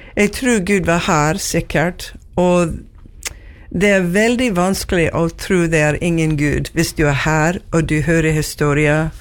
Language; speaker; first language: Norwegian; non-native, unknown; English